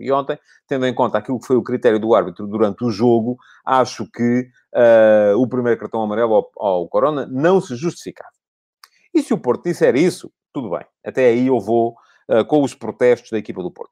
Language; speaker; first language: Portuguese; native; Portuguese